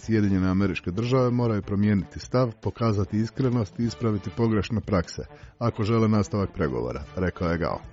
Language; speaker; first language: Croatian; non-native, fluent; Chinese